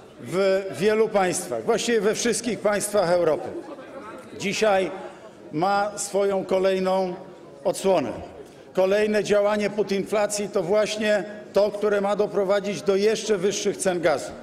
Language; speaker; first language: Polish; native; Polish